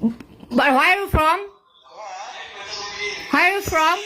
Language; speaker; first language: English; non-native, learner; Bangla